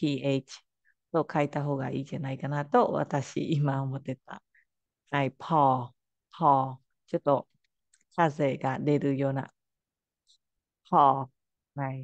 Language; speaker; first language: Japanese; non-native, fluent; Khmer